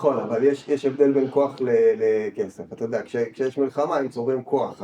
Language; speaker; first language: Hebrew; native; Hebrew